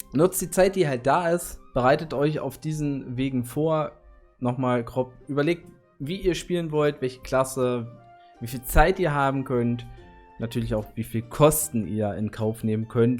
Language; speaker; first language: German; native; German